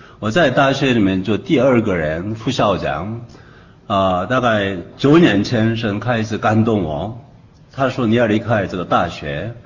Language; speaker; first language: Chinese; non-native, fluent; Korean